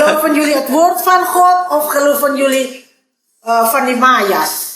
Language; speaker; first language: Dutch; non-native, learner; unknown